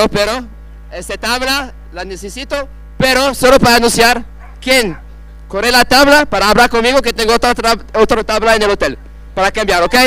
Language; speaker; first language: Spanish; non-native, fluent; Portuguese